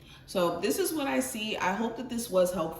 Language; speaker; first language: English; native; English